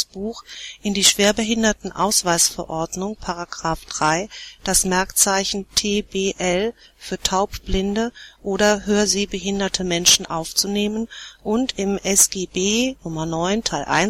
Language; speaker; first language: German; native; German